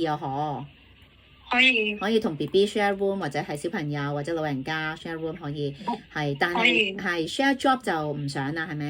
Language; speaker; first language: Cantonese; native; Cantonese